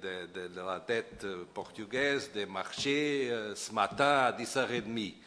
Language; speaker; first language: French; non-native, fluent; Portuguese